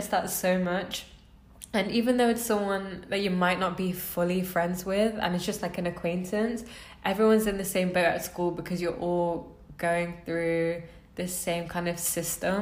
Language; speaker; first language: English; native; English